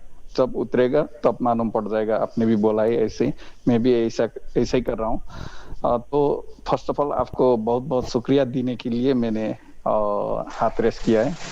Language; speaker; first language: Hindi; non-native, learner; Nepali